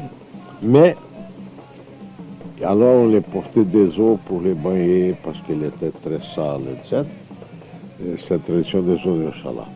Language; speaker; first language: French; non-native, fluent; Portuguese